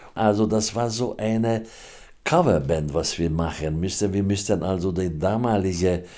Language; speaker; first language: German; non-native, fluent; Hungarian